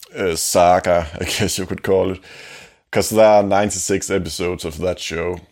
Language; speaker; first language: English; non-native, fluent; Danish